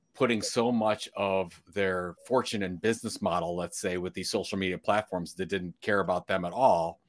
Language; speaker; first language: English; early bilingual, other home language; Italian